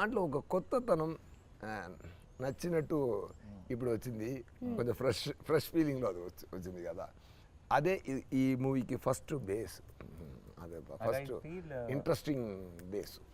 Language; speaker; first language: Telugu; non-native, learner; Tamil